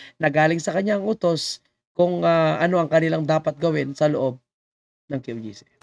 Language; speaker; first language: Filipino; native; Filipino